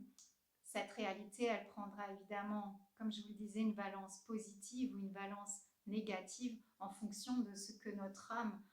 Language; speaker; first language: French; native; French